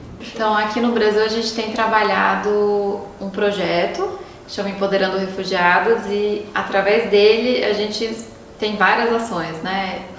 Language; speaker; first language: Portuguese; native; Portuguese